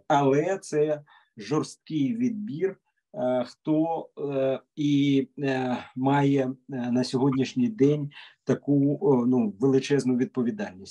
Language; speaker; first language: Ukrainian; native; Ukrainian